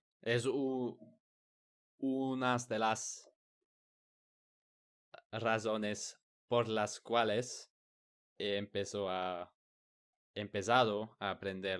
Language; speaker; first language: Spanish; non-native, learner; English